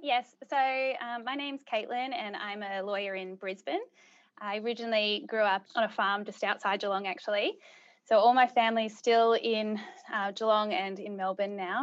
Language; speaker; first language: English; native; English